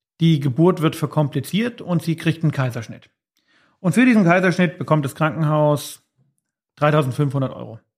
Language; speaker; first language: German; native; German